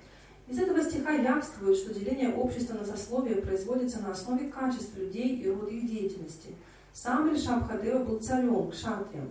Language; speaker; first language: Russian; native; Russian